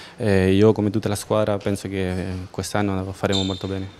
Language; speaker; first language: Italian; non-native, fluent; Spanish